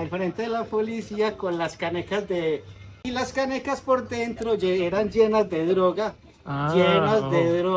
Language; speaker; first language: Spanish; native; Spanish